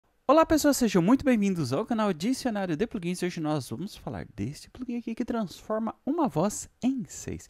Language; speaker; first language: Portuguese; native; Portuguese